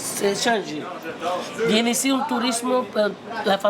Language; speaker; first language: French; non-native, learner; Spanish